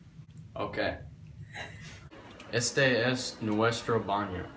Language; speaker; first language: Spanish; non-native, learner; English